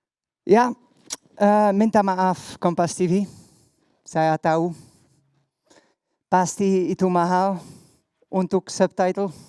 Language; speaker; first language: Indonesian; non-native, learner; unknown